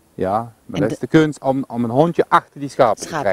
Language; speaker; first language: Dutch; native; Dutch